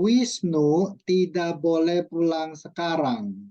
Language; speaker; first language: Indonesian; non-native, fluent; Chinese